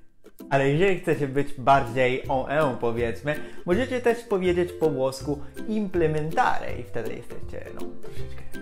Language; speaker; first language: Polish; non-native, fluent; Italian